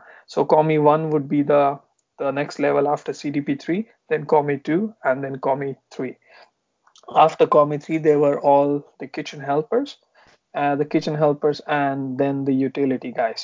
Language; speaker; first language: English; non-native, local second language; Marathi